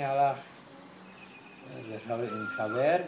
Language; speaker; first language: Hebrew; non-native, learner; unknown